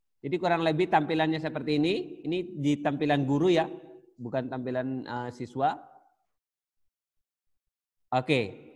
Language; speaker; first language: Indonesian; native; Indonesian